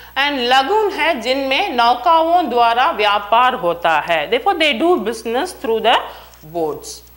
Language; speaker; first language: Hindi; non-native, local second language; Tamil